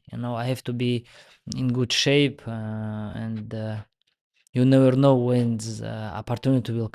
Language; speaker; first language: English; non-native, learner; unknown